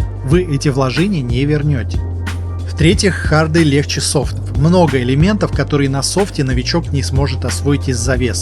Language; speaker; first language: Russian; native; Russian